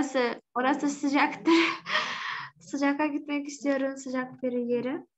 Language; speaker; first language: Turkish; non-native, learner; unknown